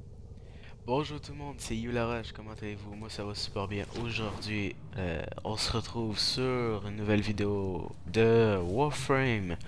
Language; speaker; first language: French; native; French